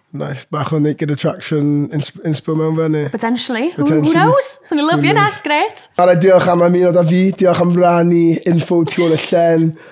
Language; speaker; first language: Welsh; non-native, local second language; English